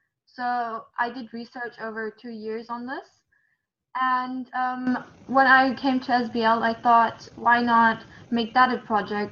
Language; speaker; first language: English; non-native, fluent; German